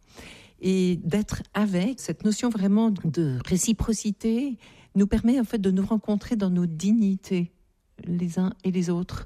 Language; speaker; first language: French; native; French